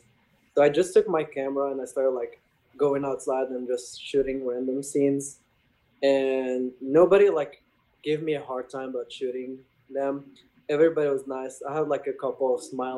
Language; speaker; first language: English; non-native, fluent; Arabic